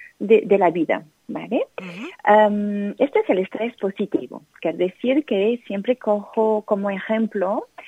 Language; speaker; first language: Spanish; non-native, fluent; French